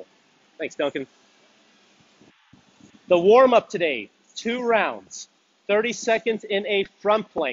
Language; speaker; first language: English; native; English